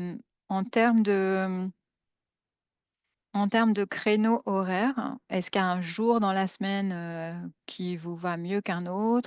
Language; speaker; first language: French; native; French